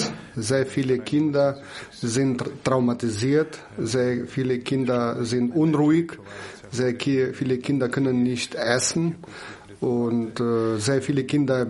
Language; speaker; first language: German; non-native, fluent; Ukrainian